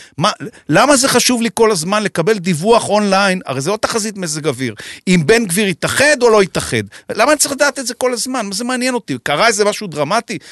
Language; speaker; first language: Hebrew; native; Hebrew